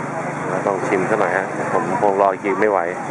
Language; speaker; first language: Thai; native; Thai